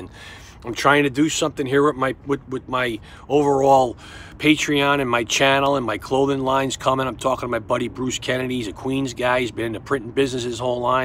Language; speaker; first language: English; native; English